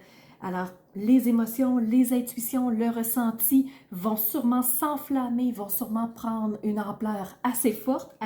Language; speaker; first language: French; native; French